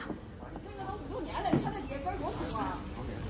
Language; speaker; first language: Chinese; native; Chinese